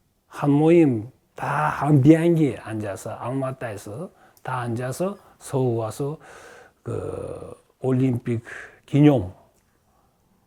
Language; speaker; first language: Korean; early bilingual, heritage; Russian